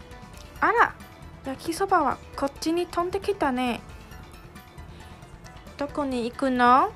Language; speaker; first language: Japanese; non-native, fluent; Chinese